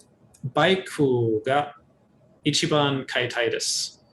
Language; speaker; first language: Japanese; non-native, fluent; English